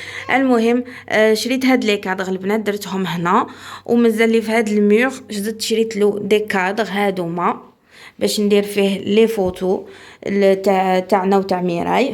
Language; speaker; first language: Arabic; native; Arabic